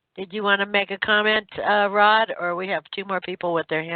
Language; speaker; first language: English; native; English